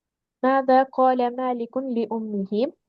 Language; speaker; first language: Arabic; non-native, learner; Albanian